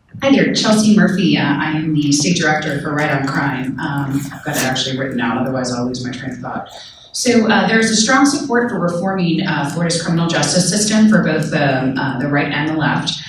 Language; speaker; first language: English; native; English